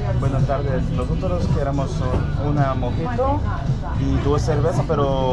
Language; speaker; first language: Spanish; non-native, learner; Korean